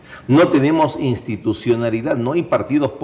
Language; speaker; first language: Spanish; native; Spanish